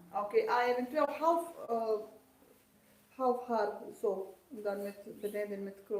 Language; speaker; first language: Dutch; non-native, learner; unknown